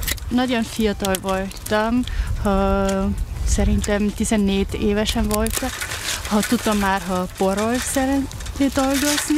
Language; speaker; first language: Hungarian; non-native, learner; German